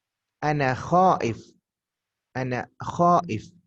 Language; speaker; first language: Arabic; non-native, fluent; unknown